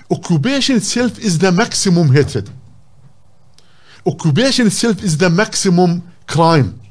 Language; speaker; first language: English; non-native, learner; Arabic